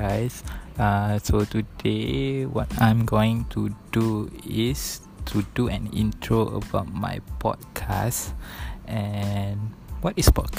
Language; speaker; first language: English; non-native, local second language; Malay